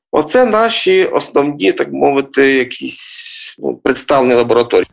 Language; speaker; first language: Ukrainian; native; Ukrainian